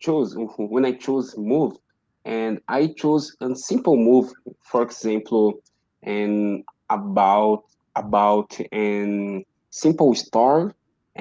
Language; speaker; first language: English; non-native, learner; Portuguese